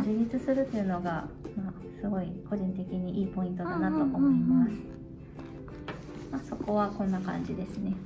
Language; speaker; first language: Japanese; native; Japanese